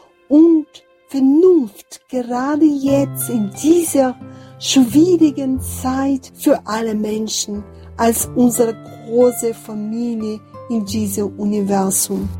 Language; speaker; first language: German; non-native, fluent; Portuguese